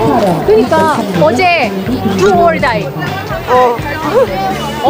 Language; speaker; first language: Korean; native; Korean